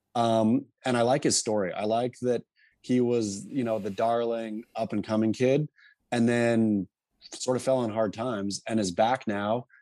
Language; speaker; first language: English; native; English